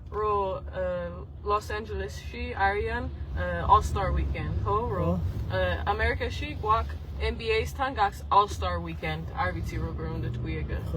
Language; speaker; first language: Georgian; early bilingual, heritage; Georgian